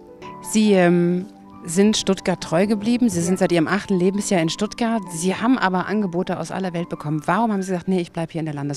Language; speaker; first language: German; native; German